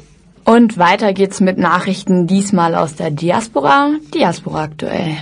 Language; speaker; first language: German; native; German